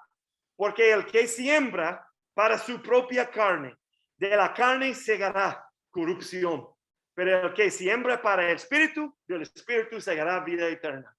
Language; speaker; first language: Spanish; non-native, learner; English